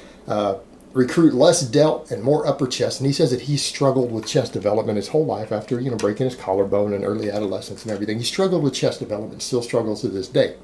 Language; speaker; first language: English; native; English